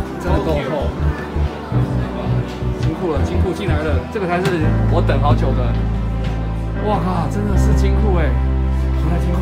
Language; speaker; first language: Chinese; native; Chinese